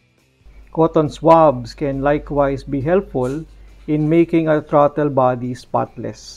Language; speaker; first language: English; non-native, local second language; Filipino